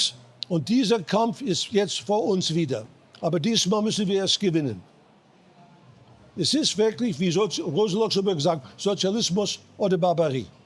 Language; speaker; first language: German; non-native, fluent; English